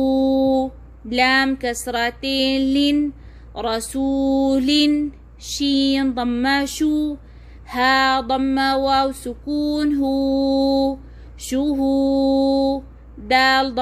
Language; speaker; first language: Arabic; non-native, fluent; Oromo